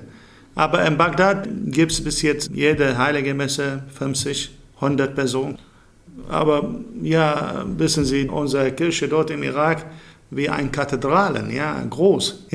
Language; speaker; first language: German; non-native, learner; Arabic